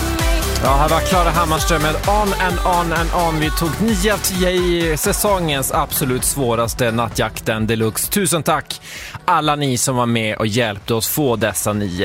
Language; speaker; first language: Swedish; native; Swedish